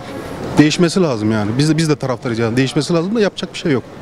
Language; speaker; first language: Turkish; early bilingual, heritage; Turkish